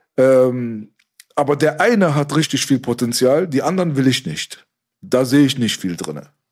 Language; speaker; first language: German; native; German